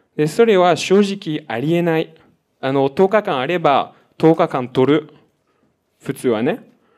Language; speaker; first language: Japanese; non-native, fluent; French